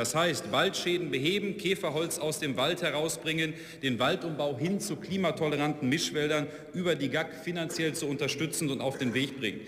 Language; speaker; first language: German; native; German